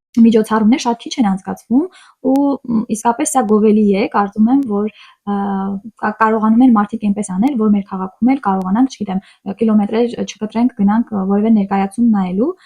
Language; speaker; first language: Armenian; native; Armenian